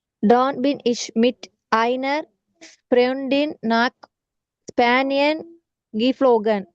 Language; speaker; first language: German; non-native, learner; Tamil